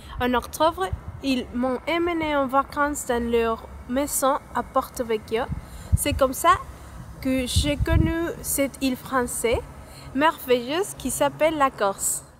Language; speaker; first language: French; non-native, learner; Spanish